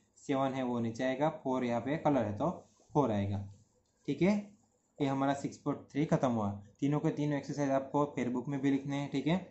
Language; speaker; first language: Hindi; non-native, local second language; Gujarati